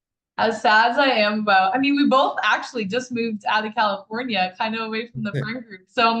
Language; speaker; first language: English; native; English